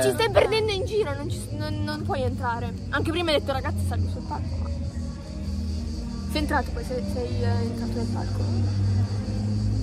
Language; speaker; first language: Italian; native; Italian